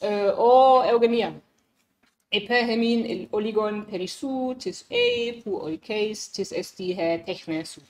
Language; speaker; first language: Greek; non-native, fluent; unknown